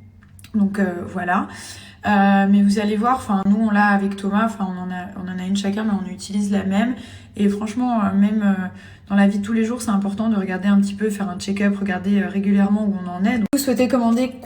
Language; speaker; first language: French; native; French